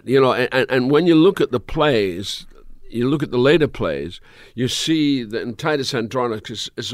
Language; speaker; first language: English; native; English